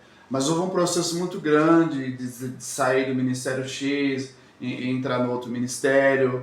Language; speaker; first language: Portuguese; native; Portuguese